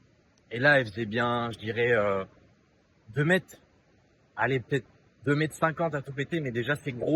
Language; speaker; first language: French; native; French